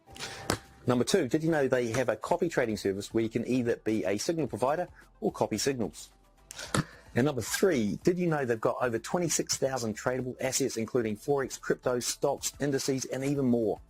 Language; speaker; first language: English; native; English